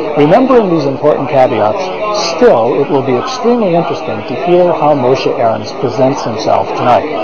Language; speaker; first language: English; native; English